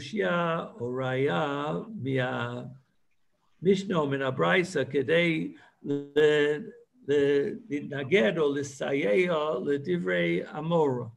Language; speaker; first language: Hebrew; non-native, fluent; English